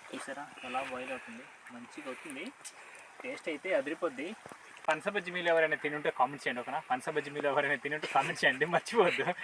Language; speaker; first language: Telugu; native; Telugu